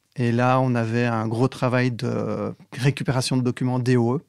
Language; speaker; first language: French; native; French